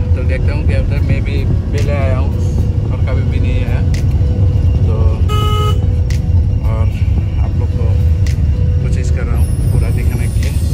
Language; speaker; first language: Hindi; non-native, local second language; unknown